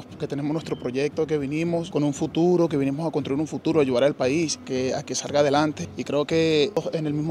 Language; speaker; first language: Spanish; native; Spanish